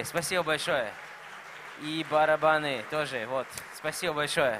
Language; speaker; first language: Russian; native; Russian